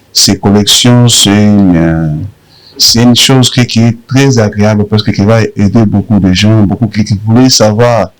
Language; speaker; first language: French; non-native, local second language; Rundi